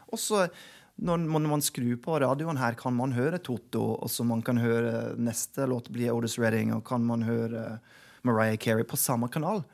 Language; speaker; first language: Norwegian; non-native, fluent; English